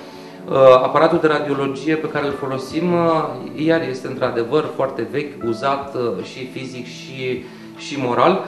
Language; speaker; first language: Romanian; native; Romanian